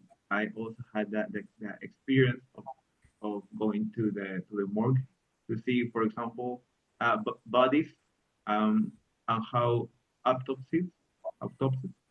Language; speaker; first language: English; non-native, learner; Spanish